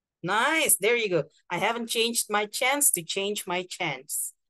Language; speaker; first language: English; non-native, fluent; Indonesian